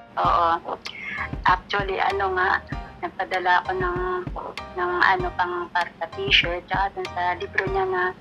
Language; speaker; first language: Filipino; non-native, local second language; Bikol